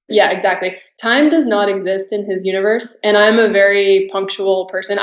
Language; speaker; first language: English; native; English